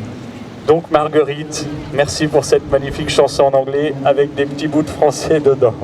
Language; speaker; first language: French; native; French